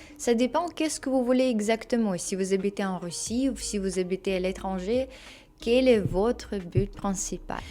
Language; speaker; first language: French; non-native, fluent; Russian